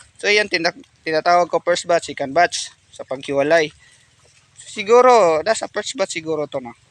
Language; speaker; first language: Filipino; non-native, local second language; Cebuano